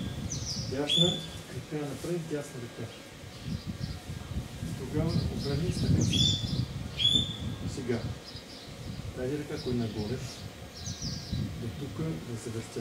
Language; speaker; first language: Bulgarian; non-native, learner; Russian